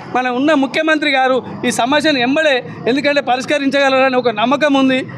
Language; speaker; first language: Telugu; native; Telugu